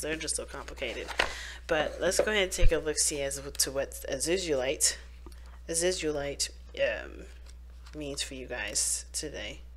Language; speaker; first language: English; native; English